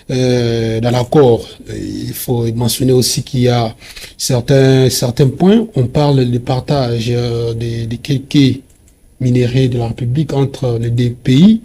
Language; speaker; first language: French; non-native, local second language; Lingala